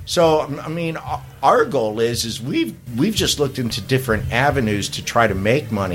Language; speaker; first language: English; native; English